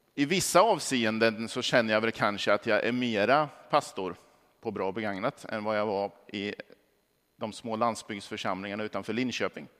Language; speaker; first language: Swedish; native; Swedish